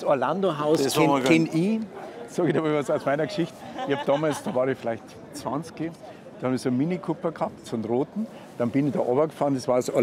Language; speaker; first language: German; native; German